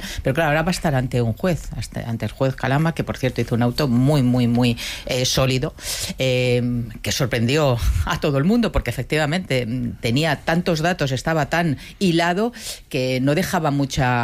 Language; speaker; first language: Spanish; native; Spanish